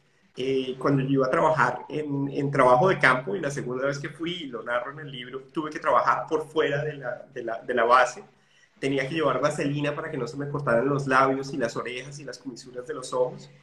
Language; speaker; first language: Spanish; native; Spanish